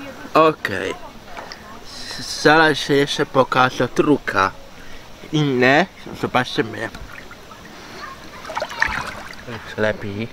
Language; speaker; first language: Polish; non-native, learner; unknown